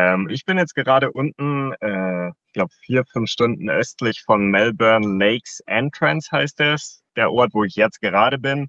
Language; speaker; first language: German; native; German